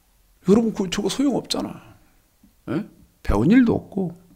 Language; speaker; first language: Korean; native; Korean